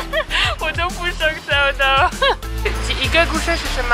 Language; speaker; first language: Chinese; non-native, fluent; French